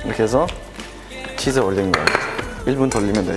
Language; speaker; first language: Korean; non-native, fluent; English